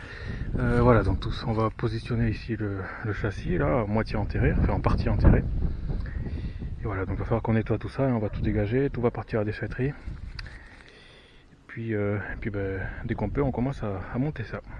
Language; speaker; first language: French; native; French